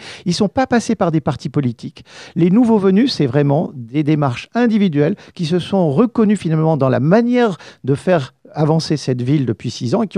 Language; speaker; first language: French; native; French